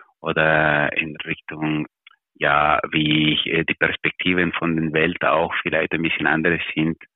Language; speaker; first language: German; non-native, fluent; Spanish